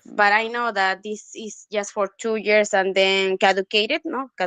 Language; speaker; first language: English; non-native, learner; Spanish